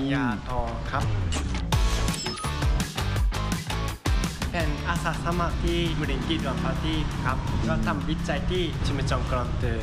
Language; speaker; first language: Thai; non-native, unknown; Japanese